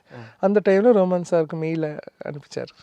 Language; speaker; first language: Tamil; non-native, learner; Malayalam